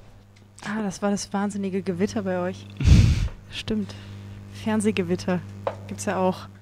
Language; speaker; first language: German; native; German